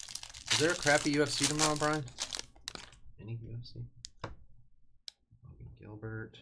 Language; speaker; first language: English; native; English